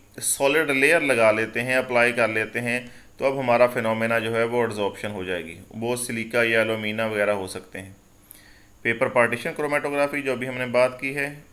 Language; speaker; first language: Urdu; non-native, local second language; Punjabi